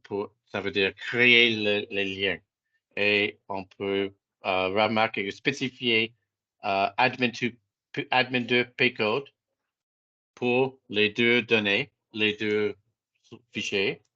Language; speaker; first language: French; non-native, fluent; English